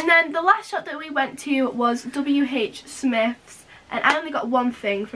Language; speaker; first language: English; native; English